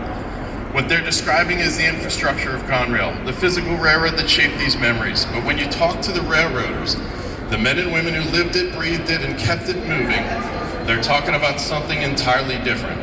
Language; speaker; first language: English; native; English